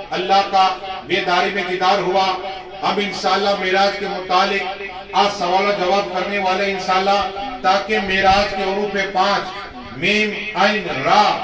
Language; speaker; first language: Urdu; non-native, local second language; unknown